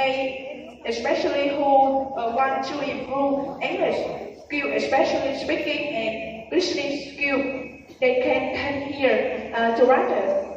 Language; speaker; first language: English; non-native, learner; Vietnamese